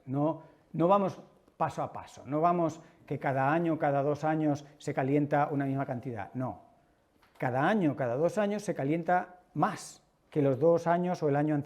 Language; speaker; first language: Spanish; native; Spanish